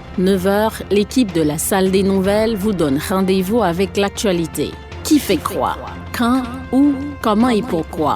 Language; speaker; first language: French; native; French